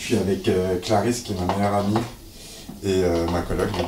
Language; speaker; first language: French; native; French